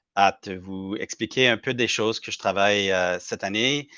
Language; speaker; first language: French; non-native, learner; English